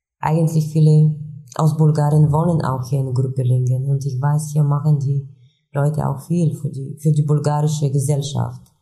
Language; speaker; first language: German; non-native, fluent; Bulgarian